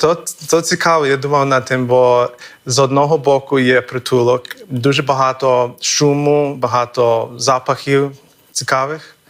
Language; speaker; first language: Ukrainian; non-native, fluent; English